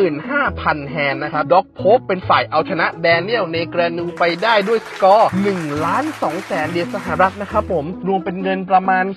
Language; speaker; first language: Thai; native; Thai